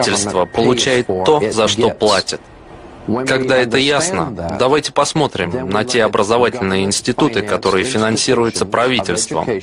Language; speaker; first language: Russian; native; Russian